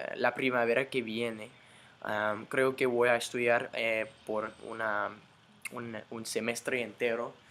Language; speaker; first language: Spanish; non-native, fluent; English